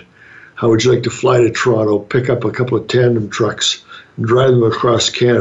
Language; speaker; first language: English; native; English